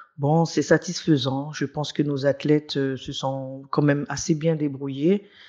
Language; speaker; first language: French; native; French